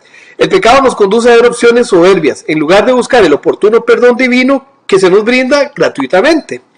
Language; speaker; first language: Spanish; native; Spanish